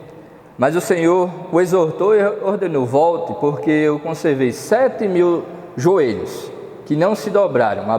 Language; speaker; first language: Portuguese; native; Portuguese